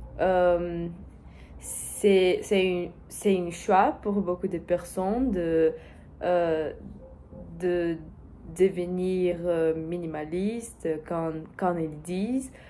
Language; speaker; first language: French; non-native, learner; Portuguese